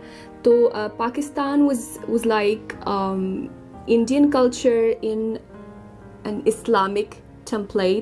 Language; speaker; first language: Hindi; non-native, fluent; Arabic